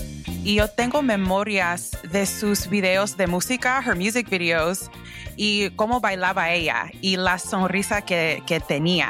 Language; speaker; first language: Spanish; early bilingual, heritage; English